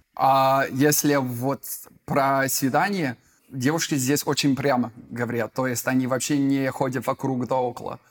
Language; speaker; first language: Russian; non-native, fluent; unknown